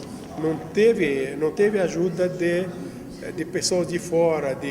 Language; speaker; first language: Portuguese; non-native, fluent; Arabic